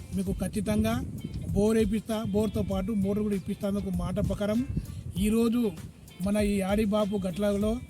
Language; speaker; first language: Telugu; native; Telugu